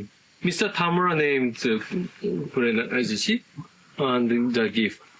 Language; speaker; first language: English; non-native, learner; Japanese